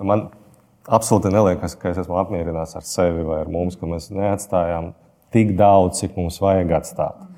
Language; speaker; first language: Latvian; non-native, local second language; Russian